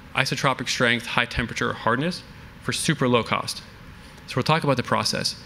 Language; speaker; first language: English; native; English